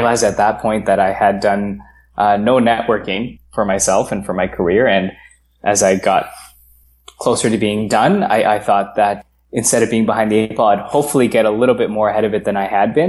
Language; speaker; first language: English; native; English